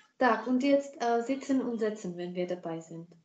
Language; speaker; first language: German; non-native, fluent; Czech